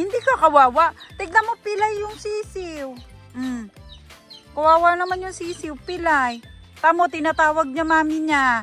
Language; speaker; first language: Filipino; native; Filipino